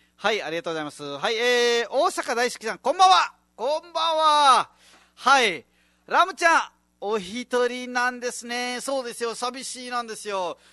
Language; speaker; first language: Japanese; non-native, fluent; Nepali